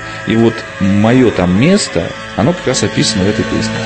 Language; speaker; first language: Russian; native; Russian